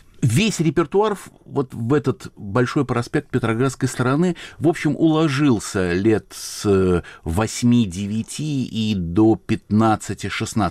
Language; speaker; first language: Russian; native; Russian